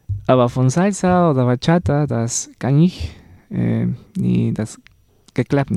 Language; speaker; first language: German; non-native, learner; Spanish